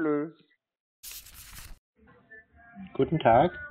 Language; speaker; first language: German; native; German